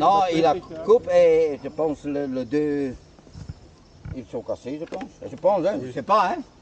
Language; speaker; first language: French; non-native, local second language; Dutch